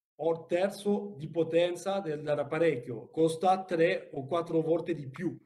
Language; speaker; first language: Italian; non-native, learner; French